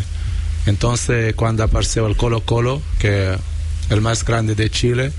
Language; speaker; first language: Spanish; non-native, fluent; Portuguese